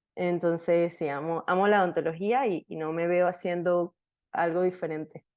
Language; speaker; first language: Spanish; native; Spanish